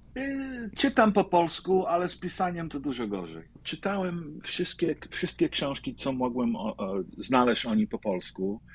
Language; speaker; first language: Polish; early bilingual, heritage; Polish